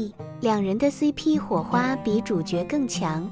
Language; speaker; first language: Chinese; native; Chinese